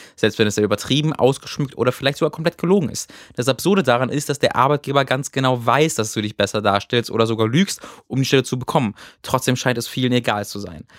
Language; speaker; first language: German; native; German